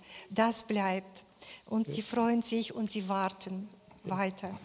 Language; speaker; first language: German; non-native, fluent; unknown